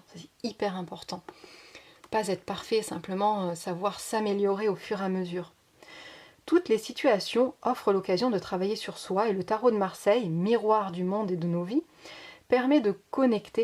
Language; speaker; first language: French; native; French